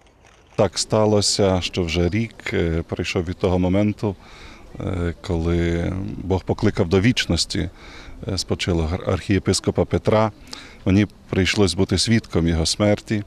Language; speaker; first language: Ukrainian; native; Ukrainian